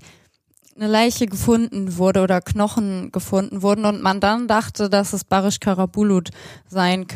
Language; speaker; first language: German; native; German